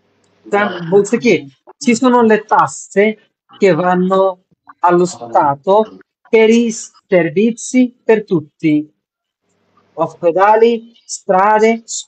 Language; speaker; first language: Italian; non-native, fluent; Bangla